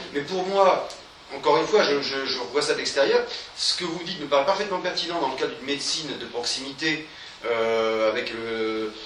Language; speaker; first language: French; native; French